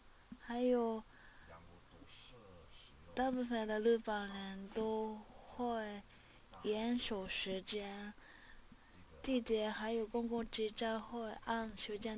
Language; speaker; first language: Chinese; non-native, learner; Japanese